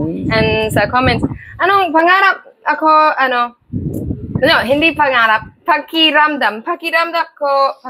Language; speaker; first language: Filipino; non-native, learner; English